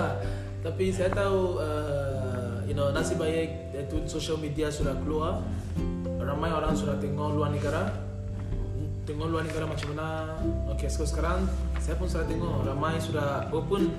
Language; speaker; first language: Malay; non-native, learner; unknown